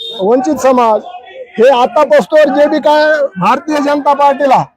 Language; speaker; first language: Marathi; non-native, local second language; Lambadi